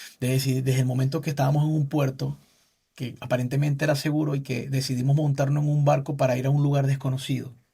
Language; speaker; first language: Spanish; native; Spanish